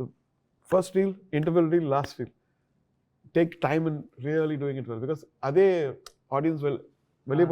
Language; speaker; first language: Telugu; non-native, learner; Tamil